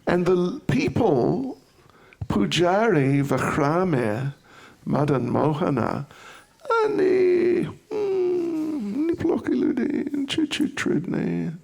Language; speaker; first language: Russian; non-native, learner; English